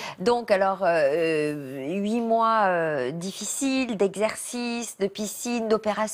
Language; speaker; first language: French; native; French